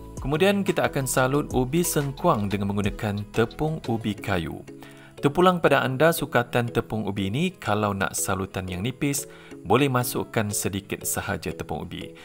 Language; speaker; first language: Malay; native; Malay